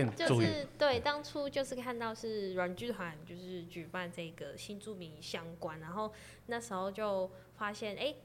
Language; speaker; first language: Chinese; non-native, local second language; Cantonese